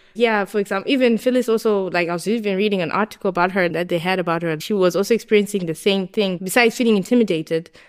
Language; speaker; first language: English; non-native, local second language; Shona